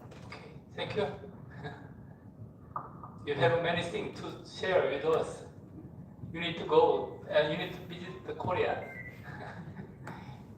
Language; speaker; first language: English; non-native, fluent; Korean